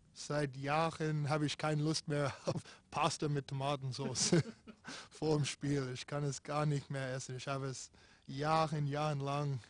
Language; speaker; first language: German; non-native, fluent; English